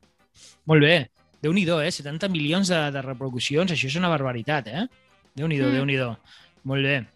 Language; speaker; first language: Catalan; native; Catalan